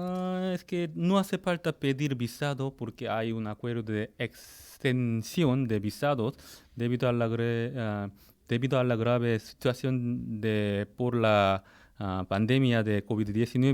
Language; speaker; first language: Spanish; non-native, fluent; Korean